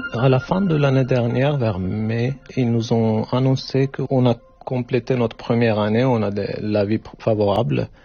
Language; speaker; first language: French; non-native, learner; Turkish